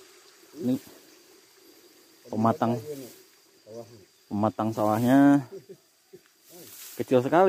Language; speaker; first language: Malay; non-native, local second language; Sundanese